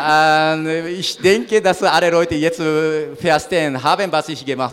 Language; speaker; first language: German; non-native, learner; Japanese